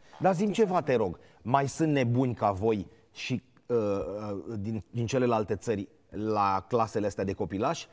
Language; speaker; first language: Romanian; native; Romanian